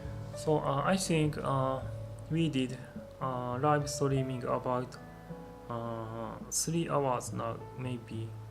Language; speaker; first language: English; non-native, learner; Japanese